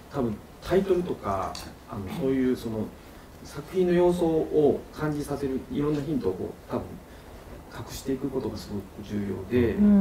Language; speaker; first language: Japanese; native; Japanese